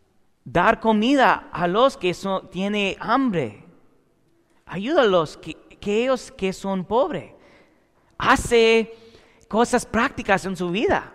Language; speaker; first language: Spanish; non-native, learner; English